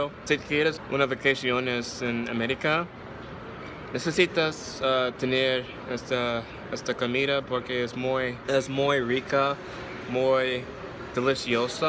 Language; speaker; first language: Spanish; non-native, learner; English